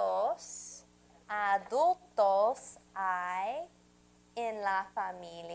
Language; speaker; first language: Spanish; non-native, fluent; English